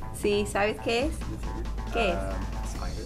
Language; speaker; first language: Spanish; non-native, learner; English